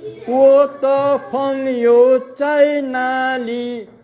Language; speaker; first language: Chinese; non-native, learner; Nepali